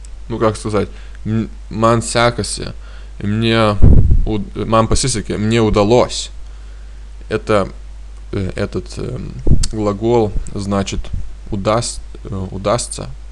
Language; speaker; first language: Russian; non-native, fluent; Lithuanian